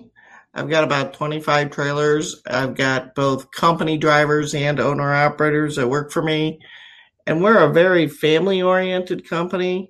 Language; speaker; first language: English; native; English